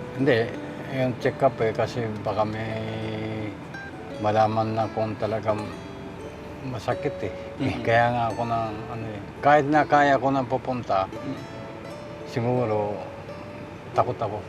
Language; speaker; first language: Filipino; non-native, learner; Japanese